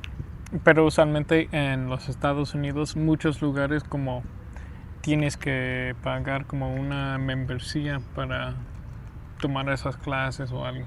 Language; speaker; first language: Spanish; non-native, fluent; English